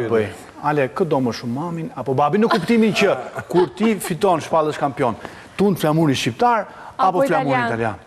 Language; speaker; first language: Albanian; native; Albanian